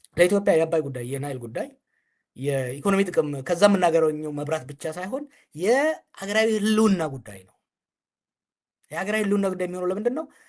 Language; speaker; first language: Amharic; non-native, local second language; Oromo